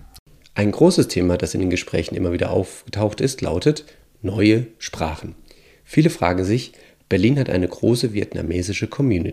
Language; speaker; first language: German; native; German